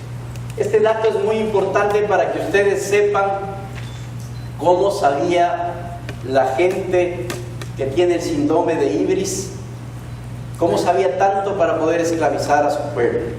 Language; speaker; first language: Spanish; native; Spanish